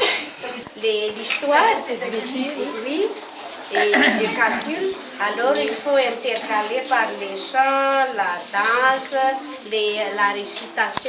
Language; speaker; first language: French; non-native, local second language; Malagasy